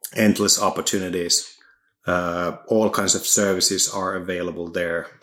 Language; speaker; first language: English; non-native, fluent; Finnish